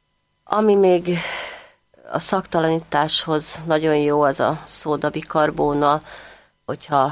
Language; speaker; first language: Hungarian; native; Hungarian